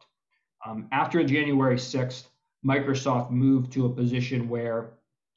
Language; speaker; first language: English; native; English